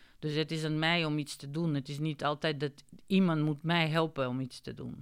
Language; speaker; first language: Dutch; non-native, fluent; Macedonian